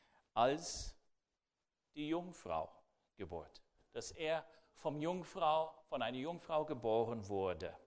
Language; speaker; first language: German; non-native, fluent; English